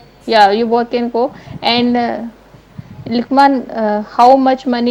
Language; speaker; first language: English; non-native, learner; Hindi